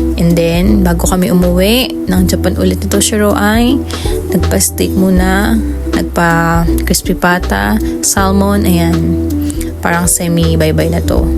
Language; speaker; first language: Filipino; native; Filipino